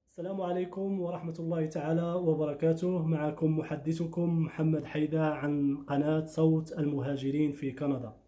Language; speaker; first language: Arabic; native; Arabic